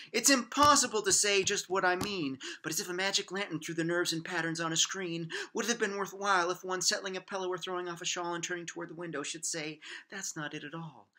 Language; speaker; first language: English; native; English